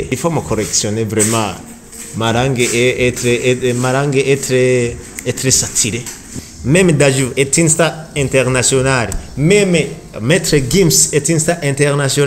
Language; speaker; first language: French; non-native, learner; Rundi